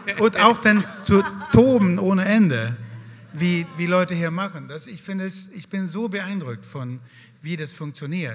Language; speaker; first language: German; non-native, fluent; Swedish